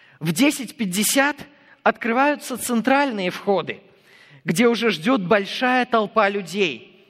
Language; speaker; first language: Russian; non-native, fluent; English